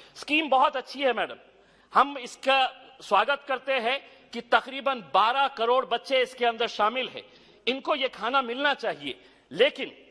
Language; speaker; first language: Hindi; non-native, local second language; Urdu